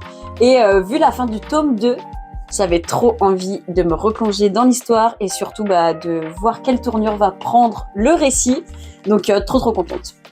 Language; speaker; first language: French; native; French